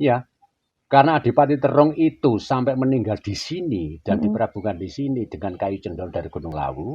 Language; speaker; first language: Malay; non-native, local second language; Javanese